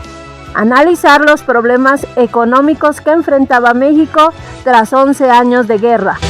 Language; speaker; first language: Spanish; native; Spanish